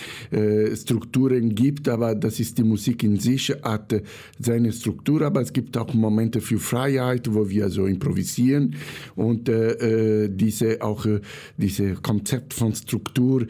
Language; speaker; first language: German; non-native, fluent; Italian